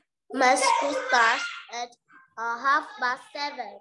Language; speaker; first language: English; non-native, learner; Vietnamese